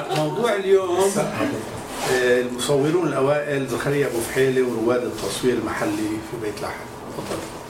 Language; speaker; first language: Arabic; native; Arabic